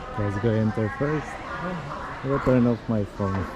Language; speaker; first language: English; non-native, learner; Portuguese